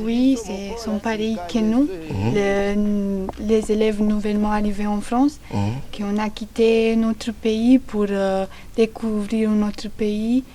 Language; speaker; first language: French; non-native, learner; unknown